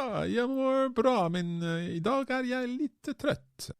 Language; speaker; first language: Swedish; non-native, learner; English